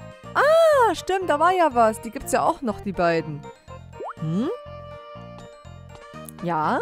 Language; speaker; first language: German; native; German